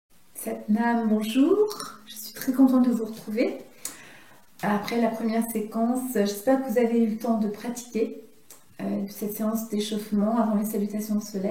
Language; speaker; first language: French; native; French